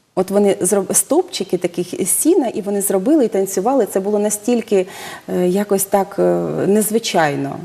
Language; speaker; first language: Ukrainian; native; Ukrainian